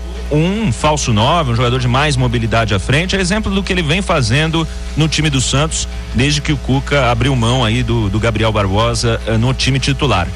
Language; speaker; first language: Portuguese; native; Portuguese